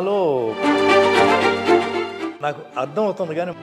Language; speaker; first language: Telugu; native; Telugu